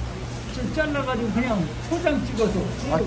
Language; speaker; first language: Korean; native; Korean